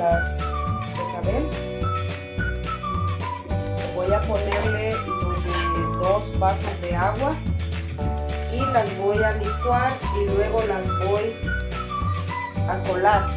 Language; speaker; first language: Spanish; native; Spanish